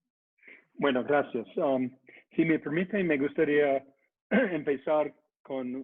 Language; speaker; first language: Spanish; non-native, fluent; English